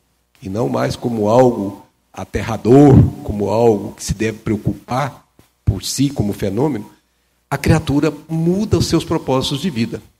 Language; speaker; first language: Portuguese; native; Portuguese